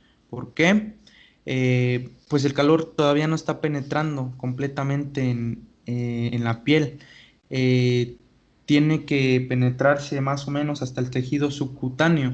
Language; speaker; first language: Spanish; native; Spanish